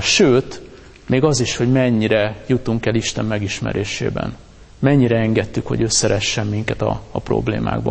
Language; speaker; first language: Hungarian; native; Hungarian